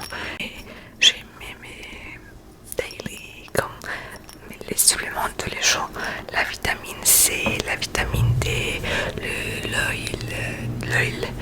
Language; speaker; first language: French; non-native, learner; Spanish